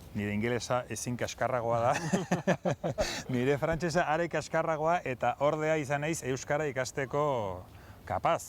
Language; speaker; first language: Basque; non-native, fluent; Spanish